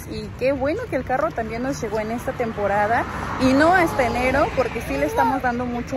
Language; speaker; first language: Spanish; native; Spanish